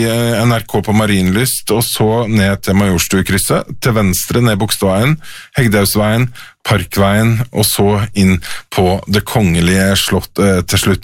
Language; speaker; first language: Norwegian; native; Norwegian